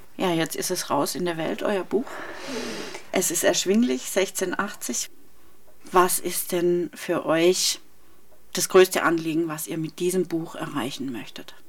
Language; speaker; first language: German; native; German